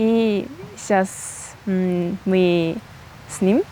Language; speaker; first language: Russian; non-native, learner; Japanese